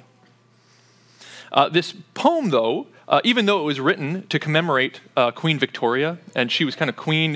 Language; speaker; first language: English; native; English